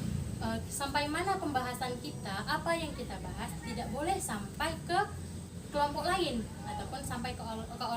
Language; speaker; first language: Indonesian; native; Indonesian